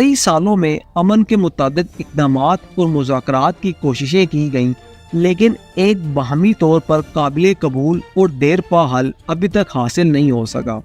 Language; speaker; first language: Urdu; native; Urdu